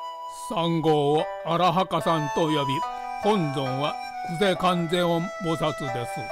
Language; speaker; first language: Japanese; native; Japanese